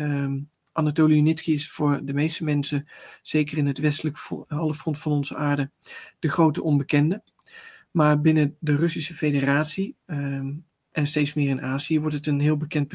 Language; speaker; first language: Dutch; native; Dutch